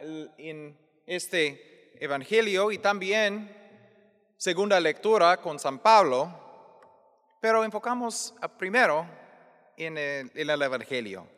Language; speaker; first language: Spanish; non-native, fluent; English